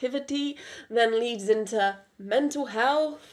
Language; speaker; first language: English; non-native, local second language; French